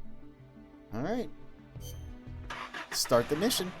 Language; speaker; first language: English; native; English